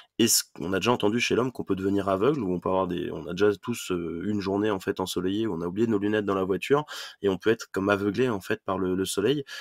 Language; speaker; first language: French; native; French